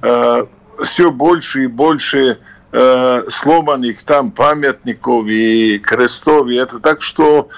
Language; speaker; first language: Russian; non-native, fluent; Serbian